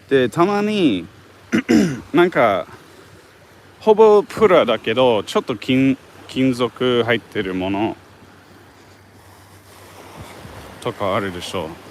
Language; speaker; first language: Japanese; non-native, fluent; English